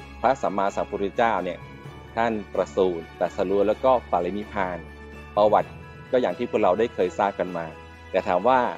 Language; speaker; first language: Thai; native; Thai